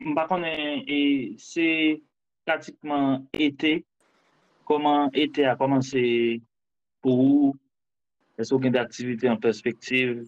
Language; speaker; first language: French; non-native, local second language; Haitian Creole